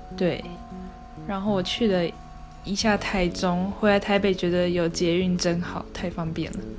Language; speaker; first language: Chinese; native; Chinese